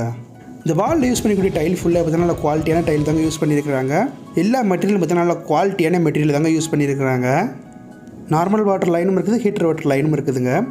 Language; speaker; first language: Tamil; native; Tamil